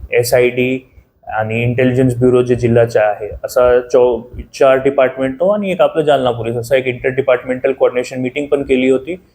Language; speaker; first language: Marathi; non-native, fluent; Hindi